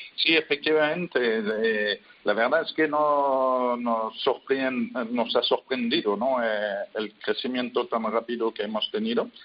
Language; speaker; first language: Spanish; non-native, fluent; French